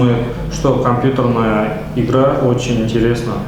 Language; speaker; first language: Russian; non-native, local second language; Kazakh